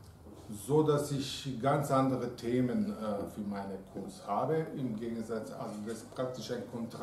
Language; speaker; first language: German; non-native, fluent; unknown